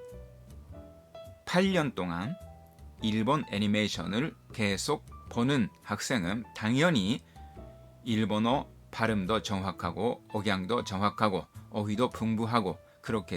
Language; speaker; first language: Korean; non-native, fluent; Japanese